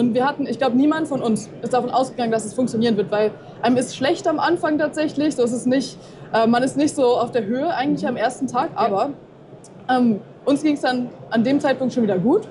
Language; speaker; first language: German; native; German